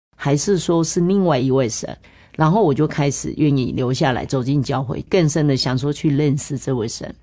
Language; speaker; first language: Chinese; native; Chinese